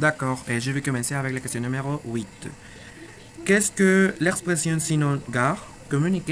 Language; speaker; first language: French; non-native, learner; Spanish